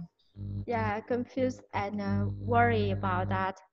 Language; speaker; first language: English; non-native, learner; Vietnamese